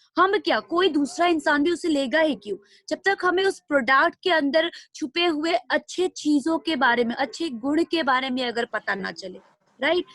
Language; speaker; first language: Hindi; non-native, local second language; Nepali